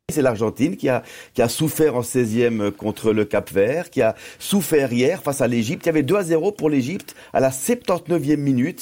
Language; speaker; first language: French; native; French